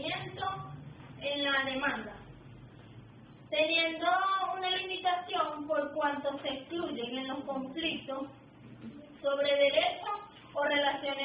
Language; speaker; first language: Spanish; native; Spanish